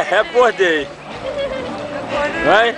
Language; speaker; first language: English; non-native, fluent; Portuguese